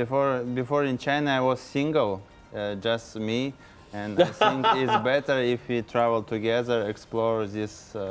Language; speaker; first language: English; non-native, learner; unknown